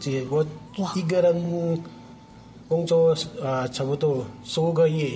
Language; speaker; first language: Chinese; non-native, learner; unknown